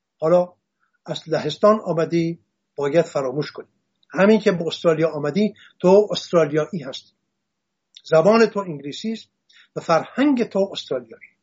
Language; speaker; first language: Persian; non-native, local second language; Assyrian Neo-Aramaic